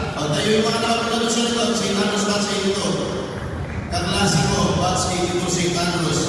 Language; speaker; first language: Filipino; non-native, local second language; Pampanga